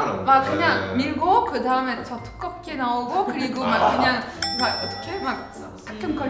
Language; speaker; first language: Korean; non-native, fluent; French